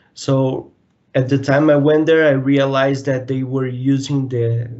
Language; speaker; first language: English; non-native, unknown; Portuguese